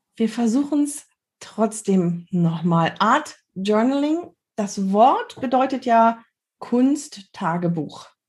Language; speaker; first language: German; native; German